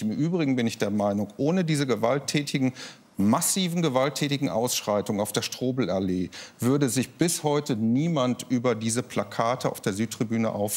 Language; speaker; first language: German; native; German